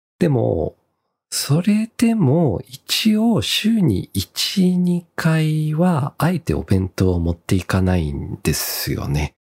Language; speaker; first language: Japanese; early bilingual, heritage; Japanese